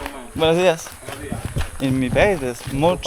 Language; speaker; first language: Spanish; non-native, learner; French